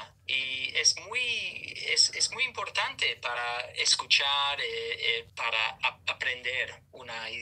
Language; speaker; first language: Spanish; non-native, fluent; English